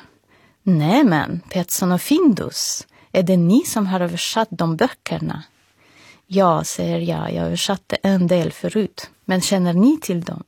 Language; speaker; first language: Swedish; non-native, fluent; Russian